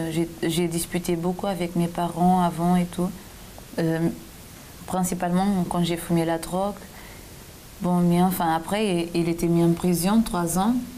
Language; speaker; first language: French; non-native, fluent; Portuguese